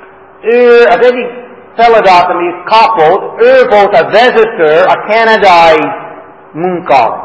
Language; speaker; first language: Hungarian; non-native, fluent; English